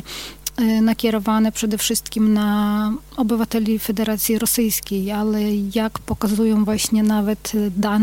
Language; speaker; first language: Polish; non-native, fluent; Ukrainian